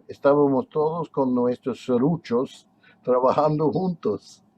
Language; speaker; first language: Spanish; non-native, fluent; English